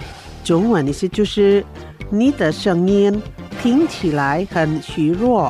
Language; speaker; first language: Chinese; non-native, learner; Indonesian